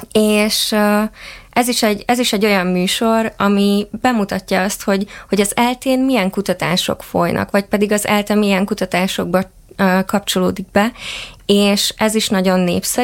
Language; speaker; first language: Hungarian; native; Hungarian